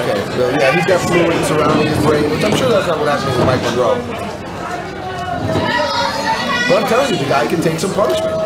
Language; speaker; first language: English; native; English